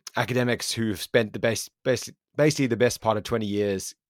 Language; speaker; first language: English; native; English